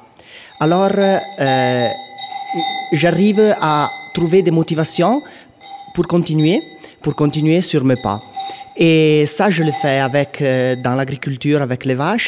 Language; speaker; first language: French; non-native, local second language; Italian